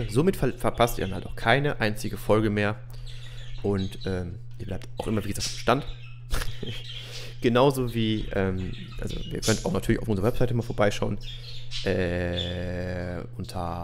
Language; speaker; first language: German; native; German